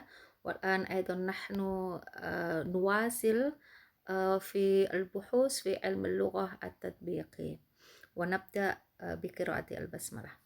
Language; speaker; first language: Arabic; non-native, fluent; Indonesian